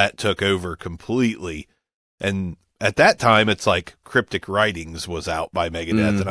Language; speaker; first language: English; native; English